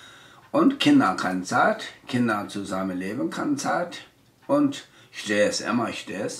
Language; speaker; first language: German; non-native, learner; Tibetan